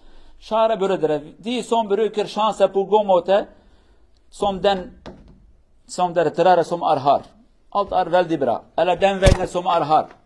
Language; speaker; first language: Swedish; non-native, learner; Kurdish